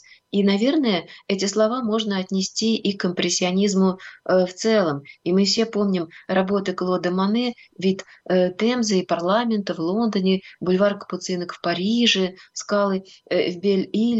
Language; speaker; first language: Russian; native; Russian